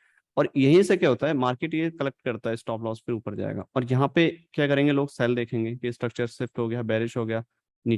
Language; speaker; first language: Hindi; native; Hindi